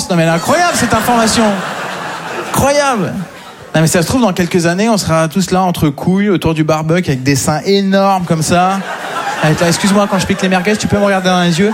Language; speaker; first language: French; native; French